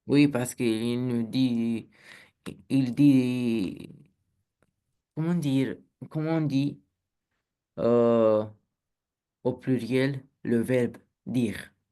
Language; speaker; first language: French; non-native, learner; Romanian